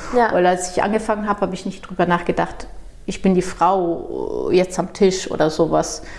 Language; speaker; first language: German; non-native, fluent; Portuguese